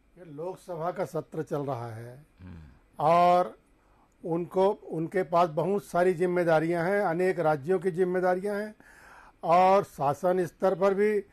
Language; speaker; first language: Hindi; native; Hindi